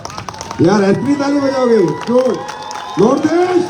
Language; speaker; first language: Hindi; native; Hindi